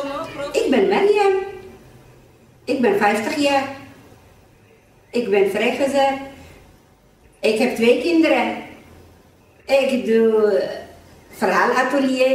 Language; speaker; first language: Dutch; non-native, learner; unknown